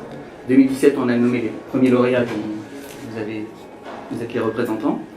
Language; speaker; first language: French; native; French